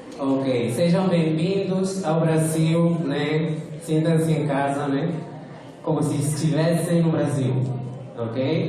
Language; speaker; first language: Portuguese; non-native, fluent; Spanish